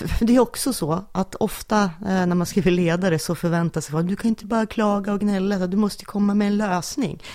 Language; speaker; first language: Swedish; native; Swedish